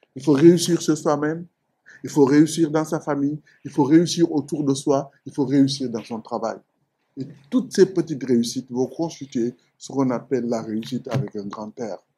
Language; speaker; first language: French; non-native, local second language; Wolof